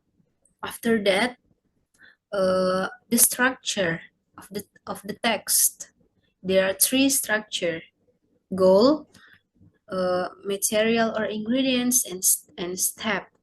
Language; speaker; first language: English; non-native, learner; Indonesian